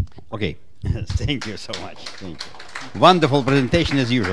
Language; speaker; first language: English; non-native, fluent; Russian